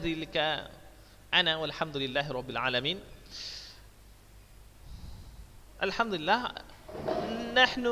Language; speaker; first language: Arabic; non-native, fluent; Indonesian